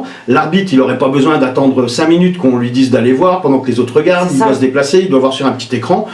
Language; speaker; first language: French; native; French